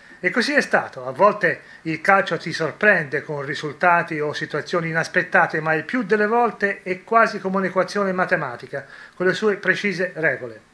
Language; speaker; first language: Italian; native; Italian